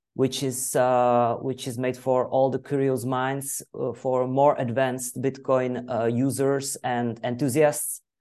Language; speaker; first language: English; non-native, fluent; Czech